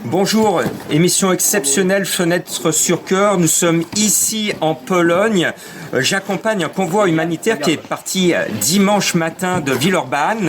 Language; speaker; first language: French; native; French